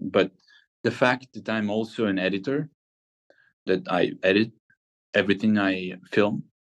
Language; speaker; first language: English; non-native, fluent; Ukrainian